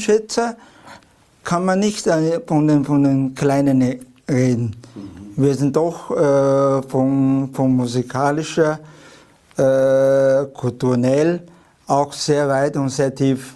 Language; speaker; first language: German; non-native, fluent; Chinese